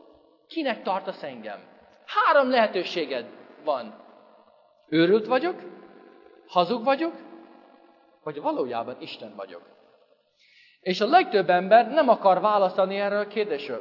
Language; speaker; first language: Hungarian; non-native, fluent; English